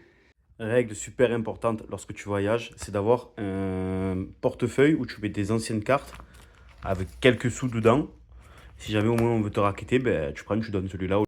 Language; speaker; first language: French; native; French